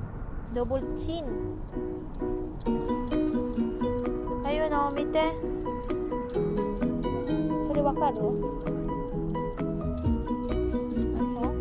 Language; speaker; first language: Japanese; non-native, fluent; Filipino